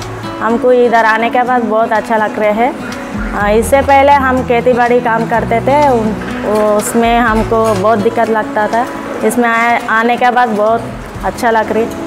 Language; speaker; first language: Hindi; non-native, local second language; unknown